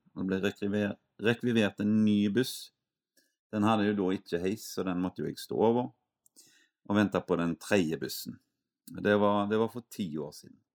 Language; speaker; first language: Norwegian; native; Norwegian